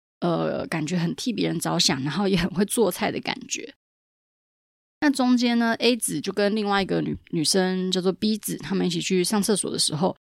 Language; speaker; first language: Chinese; native; Chinese